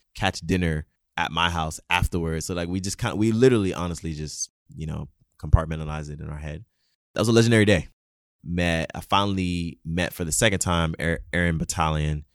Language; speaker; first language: English; non-native, local second language; Yoruba